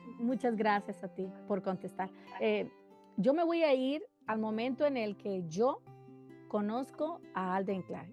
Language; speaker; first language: Spanish; native; Spanish